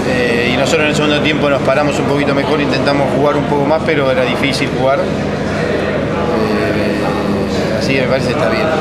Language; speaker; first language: Spanish; native; Spanish